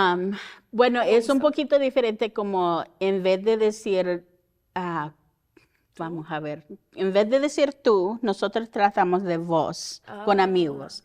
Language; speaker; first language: Spanish; early bilingual, heritage; Spanish